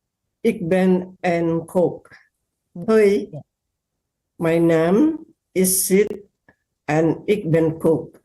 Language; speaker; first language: Dutch; non-native, learner; Indonesian